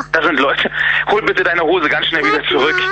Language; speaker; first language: German; native; German